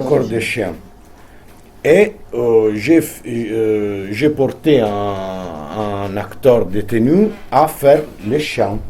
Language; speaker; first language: French; non-native, fluent; Italian